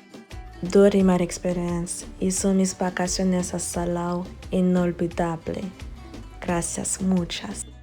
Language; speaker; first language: Spanish; non-native, learner; French